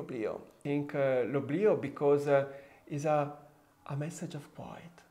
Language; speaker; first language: English; non-native, fluent; Italian